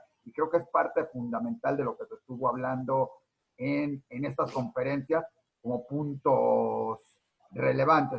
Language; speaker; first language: Spanish; native; Spanish